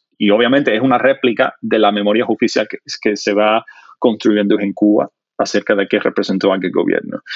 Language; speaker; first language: Spanish; non-native, fluent; English